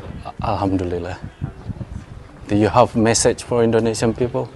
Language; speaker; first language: English; non-native, learner; Indonesian